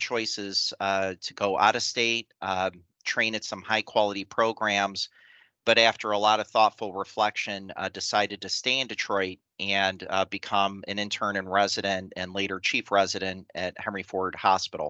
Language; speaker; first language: English; native; English